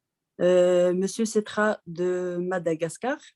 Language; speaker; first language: French; non-native, local second language; Arabic